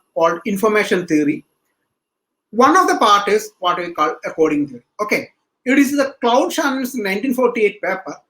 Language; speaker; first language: English; non-native, local second language; Malayalam